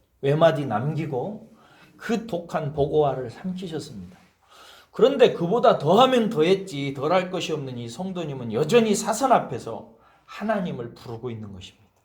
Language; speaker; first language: Korean; native; Korean